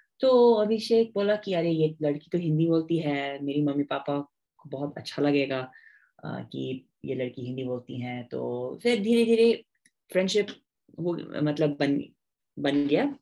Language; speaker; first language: Hindi; non-native, fluent; English